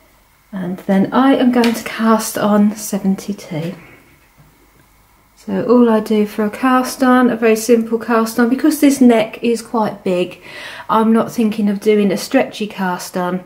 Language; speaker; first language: English; native; English